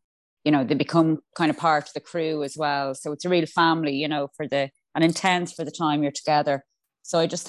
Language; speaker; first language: English; native; English